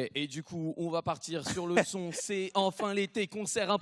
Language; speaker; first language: French; native; French